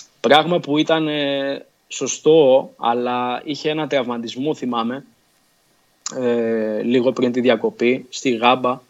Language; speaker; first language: Greek; early bilingual, other home language; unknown